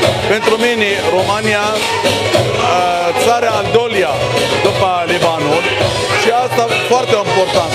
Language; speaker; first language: Romanian; non-native, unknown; Arabic